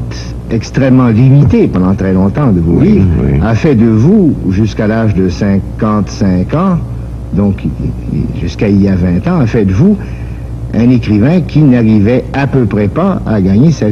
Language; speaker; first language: French; native; French